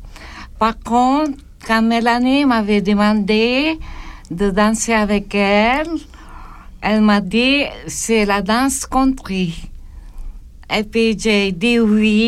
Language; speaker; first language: French; non-native, learner; Filipino